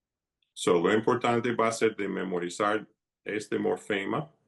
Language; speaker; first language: Spanish; non-native, fluent; English